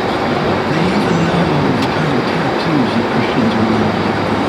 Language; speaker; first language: English; native; English